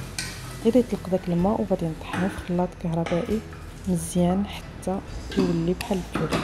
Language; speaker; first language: Arabic; native; Arabic